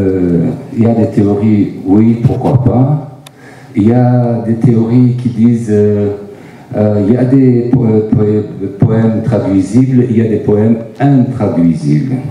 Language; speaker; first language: French; non-native, fluent; Turkish